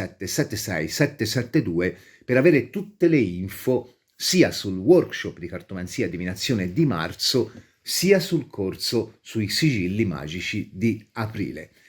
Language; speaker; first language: Italian; native; Italian